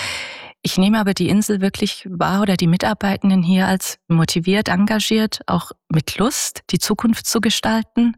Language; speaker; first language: German; native; German